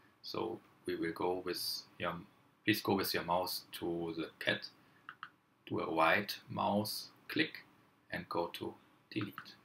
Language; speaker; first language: English; non-native, fluent; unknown